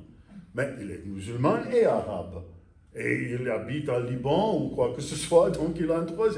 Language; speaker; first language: French; non-native, fluent; English